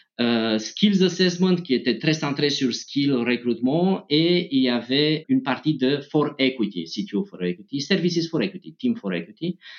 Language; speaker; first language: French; non-native, fluent; Romanian